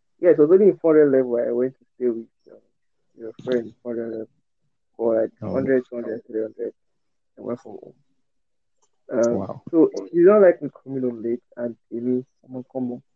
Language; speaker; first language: English; non-native, local second language; Yoruba